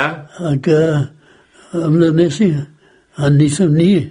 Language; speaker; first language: Welsh; native; Welsh